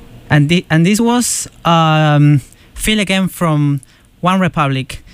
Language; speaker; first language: English; non-native, fluent; Spanish